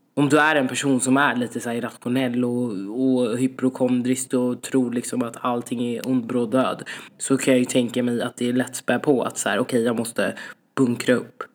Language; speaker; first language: Swedish; native; Swedish